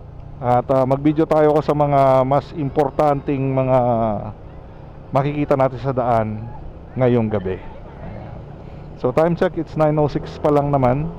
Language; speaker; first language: Filipino; native; Filipino